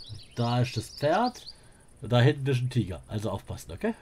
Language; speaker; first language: German; native; German